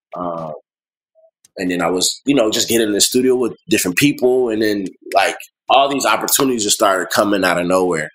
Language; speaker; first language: English; native; English